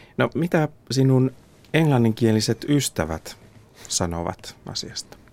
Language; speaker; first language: Finnish; native; Finnish